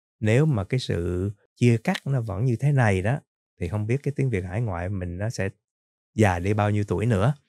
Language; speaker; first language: Vietnamese; native; Vietnamese